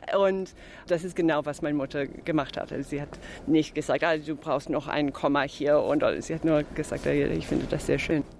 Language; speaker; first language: German; non-native, fluent; English